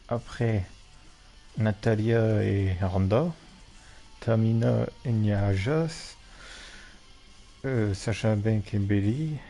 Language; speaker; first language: French; native; French